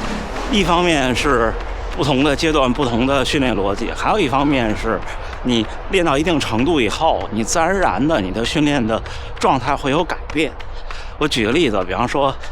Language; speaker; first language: Chinese; native; Chinese